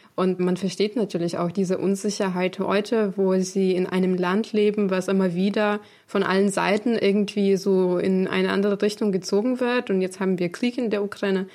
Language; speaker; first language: German; non-native, fluent; Ukrainian